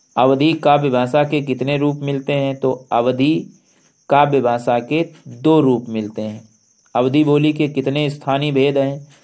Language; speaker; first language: Hindi; native; Hindi